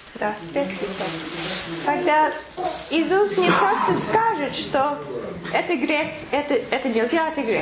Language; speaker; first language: Russian; non-native, fluent; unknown